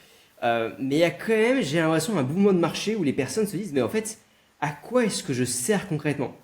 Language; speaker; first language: French; native; French